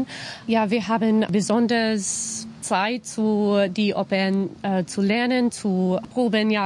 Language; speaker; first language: German; non-native, learner; English